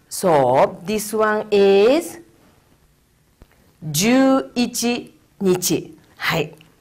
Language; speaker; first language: English; non-native, fluent; Japanese